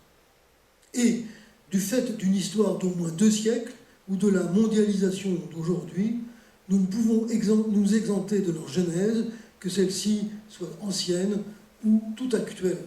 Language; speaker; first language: French; native; French